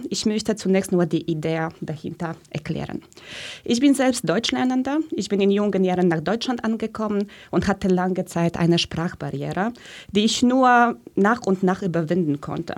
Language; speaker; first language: German; early bilingual, other home language; Polish